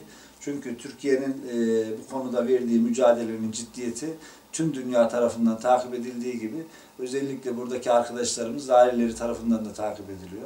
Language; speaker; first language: Turkish; native; Turkish